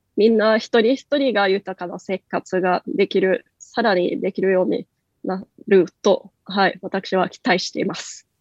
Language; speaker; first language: Japanese; non-native, fluent; Norwegian